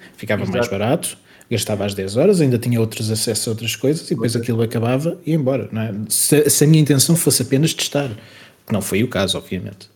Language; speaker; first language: Portuguese; native; Portuguese